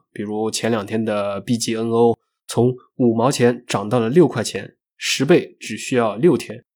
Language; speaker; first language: Chinese; native; Chinese